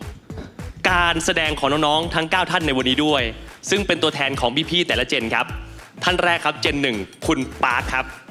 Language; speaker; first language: Thai; native; Thai